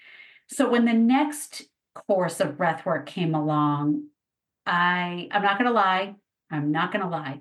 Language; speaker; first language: English; native; English